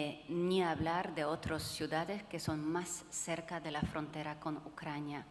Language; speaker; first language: Spanish; non-native, fluent; Polish